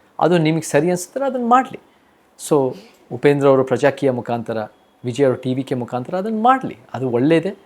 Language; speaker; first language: Kannada; early bilingual, heritage; Kannada